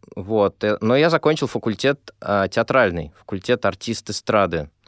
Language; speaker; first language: Russian; native; Russian